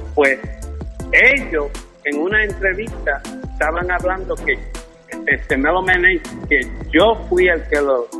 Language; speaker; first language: Spanish; early bilingual, heritage; Spanish